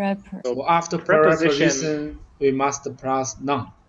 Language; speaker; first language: English; non-native, learner; Vietnamese